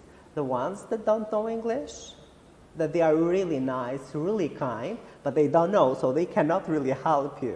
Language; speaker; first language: English; non-native, fluent; Albanian